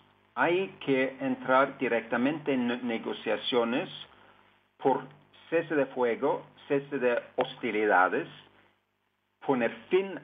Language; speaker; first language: Spanish; non-native, fluent; Norwegian